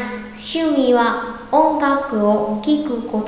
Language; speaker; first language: Japanese; non-native, fluent; Vietnamese